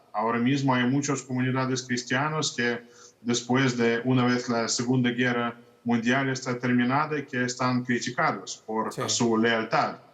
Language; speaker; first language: Spanish; non-native, fluent; Russian